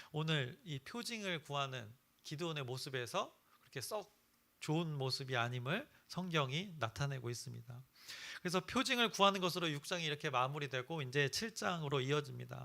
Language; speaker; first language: Korean; native; Korean